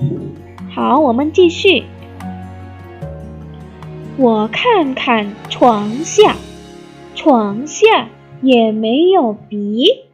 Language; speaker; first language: Chinese; non-native, fluent; Indonesian